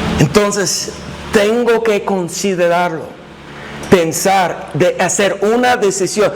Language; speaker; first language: Spanish; non-native, fluent; English